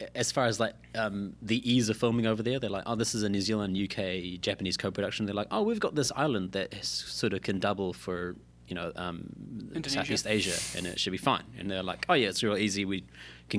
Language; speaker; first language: English; native; English